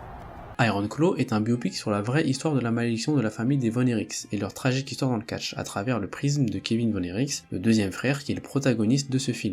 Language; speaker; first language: French; native; French